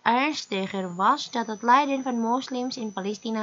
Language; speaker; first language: Dutch; non-native, fluent; Indonesian